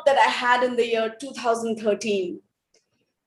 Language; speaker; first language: English; non-native, local second language; Hindi